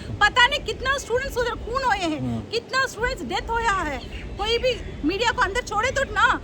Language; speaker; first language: Hindi; non-native, local second language; Tamil